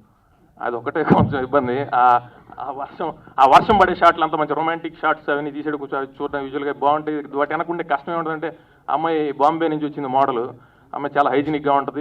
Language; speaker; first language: Telugu; native; Telugu